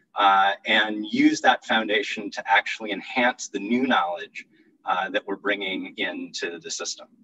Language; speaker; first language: English; native; English